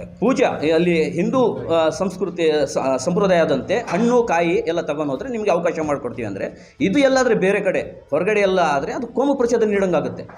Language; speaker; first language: Kannada; non-native, local second language; Urdu